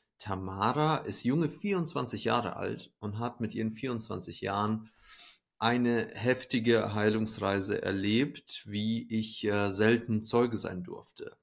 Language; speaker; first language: German; early bilingual, other home language; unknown